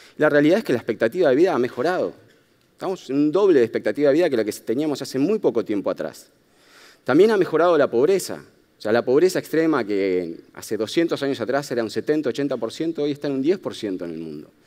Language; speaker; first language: Spanish; native; Spanish